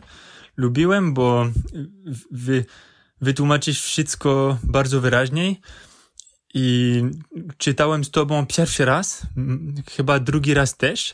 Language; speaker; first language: Polish; non-native, learner; French